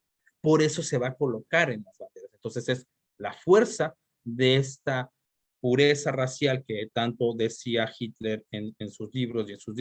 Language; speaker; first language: Spanish; native; Spanish